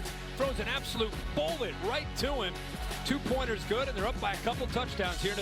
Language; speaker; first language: English; native; English